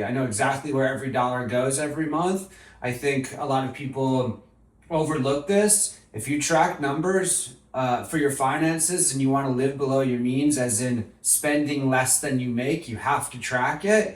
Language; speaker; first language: English; native; English